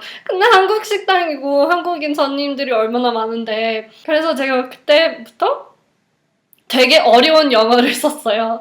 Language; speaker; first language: Korean; non-native, fluent; English